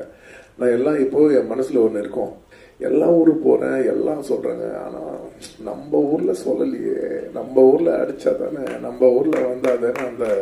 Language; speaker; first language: Tamil; non-native, local second language; Telugu